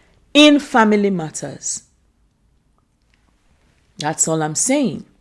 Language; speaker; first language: English; non-native, local second language; Igbo